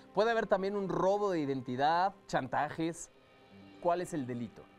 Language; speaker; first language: Spanish; native; Spanish